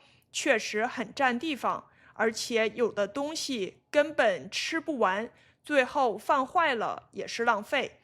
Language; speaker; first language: Chinese; native; Chinese